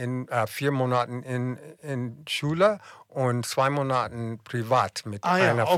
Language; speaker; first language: German; non-native, fluent; English